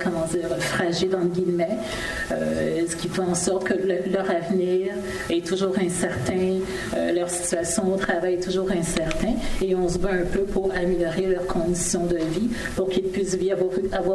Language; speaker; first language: French; native; French